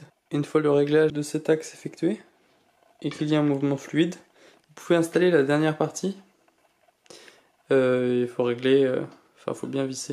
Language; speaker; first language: French; native; French